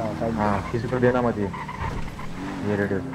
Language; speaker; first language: Hindi; native; Hindi